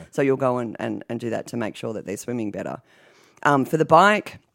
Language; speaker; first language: English; native; English